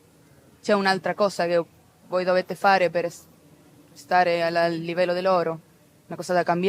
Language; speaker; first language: Italian; non-native, learner; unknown